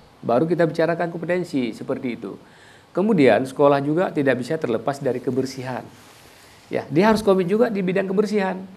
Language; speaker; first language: Indonesian; native; Indonesian